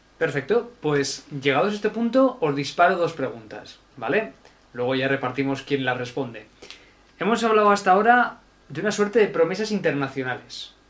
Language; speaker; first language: Spanish; native; Spanish